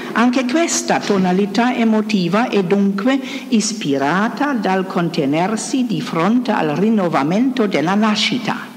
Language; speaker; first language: Italian; non-native, fluent; German